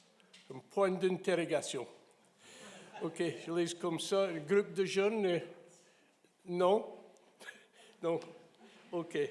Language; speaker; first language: French; non-native, fluent; English